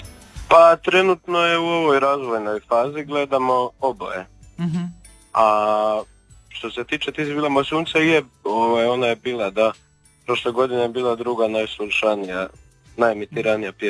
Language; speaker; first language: Serbian; native; Serbian